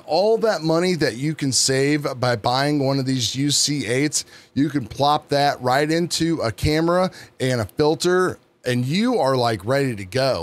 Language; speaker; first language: English; native; English